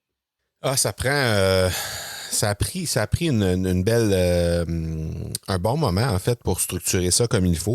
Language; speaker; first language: French; native; French